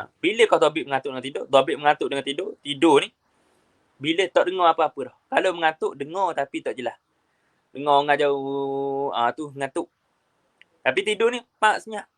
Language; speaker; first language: Malay; native; Malay